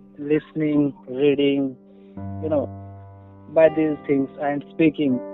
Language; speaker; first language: English; non-native, local second language; Marathi